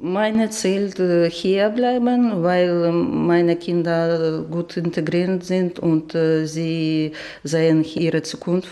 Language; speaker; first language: German; non-native, learner; Ukrainian